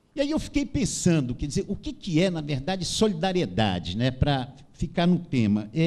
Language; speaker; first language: Portuguese; native; Portuguese